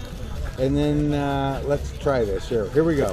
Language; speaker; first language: English; native; English